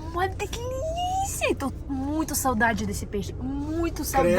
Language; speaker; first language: Portuguese; non-native, learner; Russian